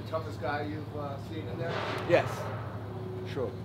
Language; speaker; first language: English; non-native, learner; Portuguese